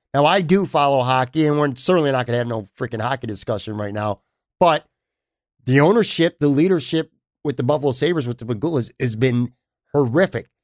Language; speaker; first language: English; native; English